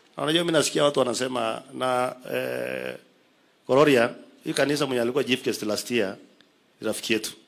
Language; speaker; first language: Swahili; non-native, local second language; Kalenjin